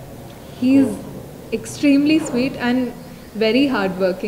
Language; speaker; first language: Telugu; non-native, fluent; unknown